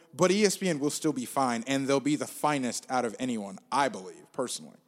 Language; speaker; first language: English; native; English